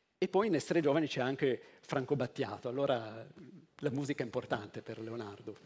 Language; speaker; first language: Italian; native; Italian